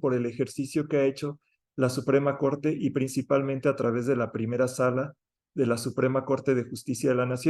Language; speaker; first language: Spanish; native; Spanish